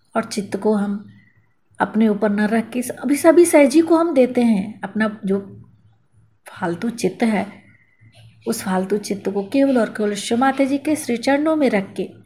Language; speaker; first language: Hindi; native; Hindi